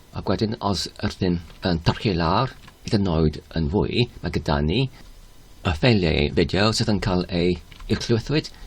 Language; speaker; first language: Welsh; non-native, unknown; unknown